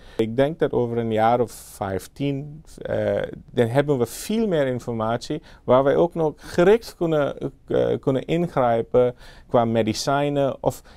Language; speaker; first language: Dutch; non-native, fluent; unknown